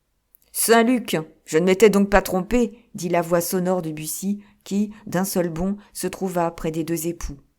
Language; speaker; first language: French; native; French